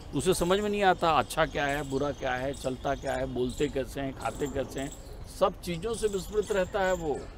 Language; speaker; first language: Hindi; native; Hindi